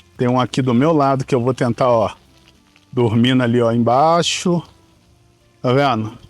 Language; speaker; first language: Portuguese; native; Portuguese